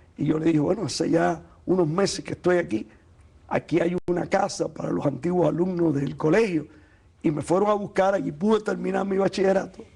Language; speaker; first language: Spanish; native; Spanish